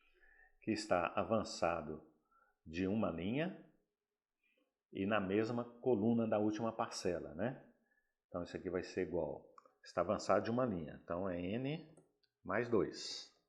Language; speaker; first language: Portuguese; native; Portuguese